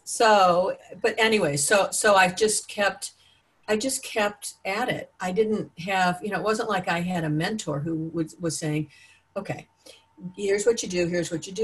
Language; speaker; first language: English; native; English